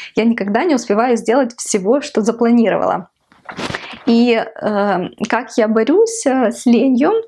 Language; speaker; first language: Russian; non-native, local second language; Ukrainian